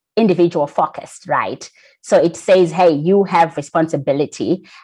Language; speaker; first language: English; non-native, local second language; Shona